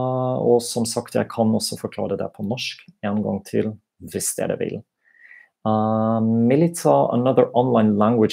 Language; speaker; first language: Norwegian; non-native, fluent; German